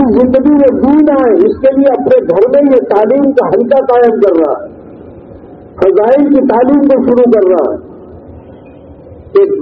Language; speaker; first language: Urdu; native; Urdu